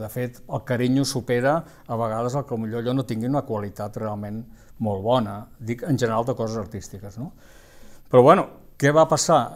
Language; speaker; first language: Catalan; non-native, local second language; Spanish